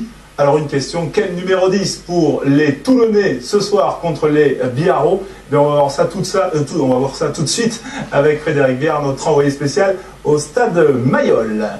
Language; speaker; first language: French; native; French